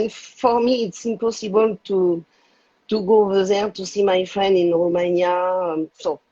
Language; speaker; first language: English; non-native, learner; French